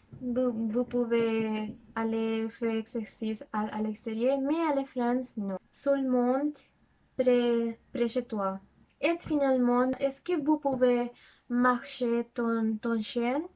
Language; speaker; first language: French; non-native, learner; Spanish